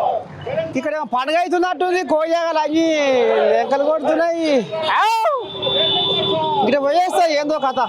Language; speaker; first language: Telugu; native; Telugu